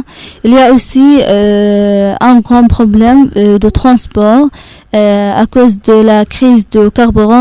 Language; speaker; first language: French; non-native, learner; Arabic